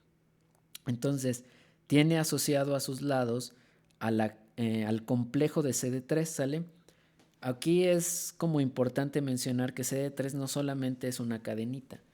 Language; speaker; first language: Spanish; native; Spanish